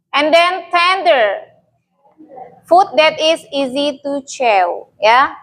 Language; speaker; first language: English; non-native, learner; Indonesian